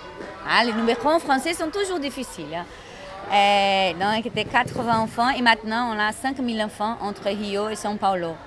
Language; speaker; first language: French; non-native, fluent; Portuguese